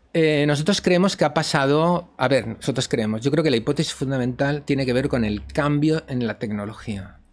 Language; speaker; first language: Spanish; native; Spanish